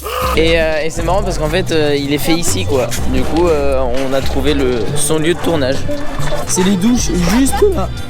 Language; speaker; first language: French; native; French